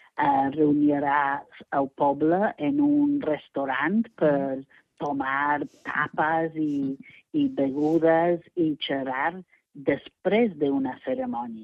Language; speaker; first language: Catalan; non-native, fluent; English